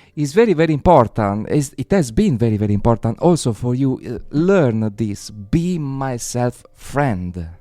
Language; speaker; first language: English; non-native, learner; Italian